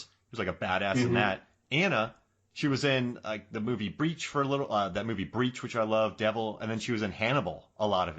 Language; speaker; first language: English; native; English